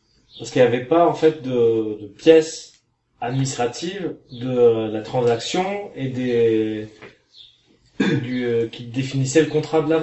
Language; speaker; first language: French; native; French